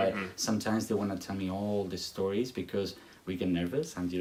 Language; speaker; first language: English; non-native, fluent; Spanish